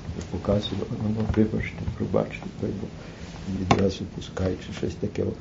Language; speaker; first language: Ukrainian; early bilingual, heritage; Ukrainian